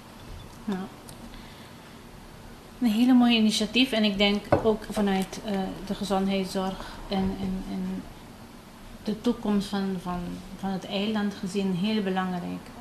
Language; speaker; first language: Dutch; non-native, local second language; Papiamento